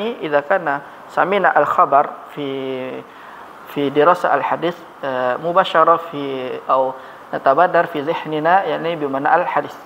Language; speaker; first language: Arabic; non-native, fluent; Indonesian